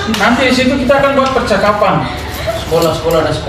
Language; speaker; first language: Indonesian; native; Indonesian